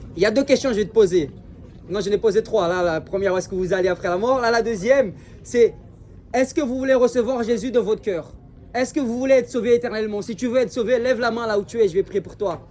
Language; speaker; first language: French; early bilingual, other home language; Portuguese